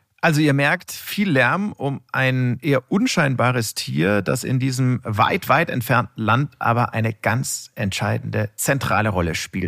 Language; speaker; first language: German; native; German